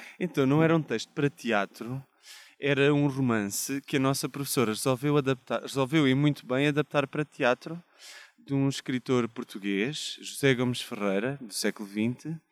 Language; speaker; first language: Portuguese; native; Portuguese